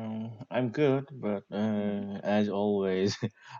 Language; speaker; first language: English; non-native, learner; Korean